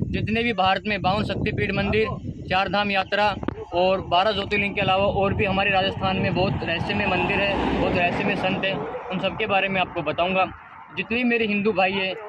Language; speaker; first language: Hindi; native; Hindi